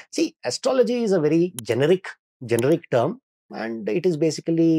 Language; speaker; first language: English; non-native, local second language; Kannada